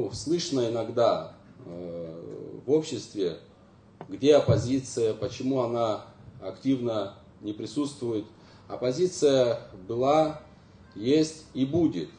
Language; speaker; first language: Russian; native; Russian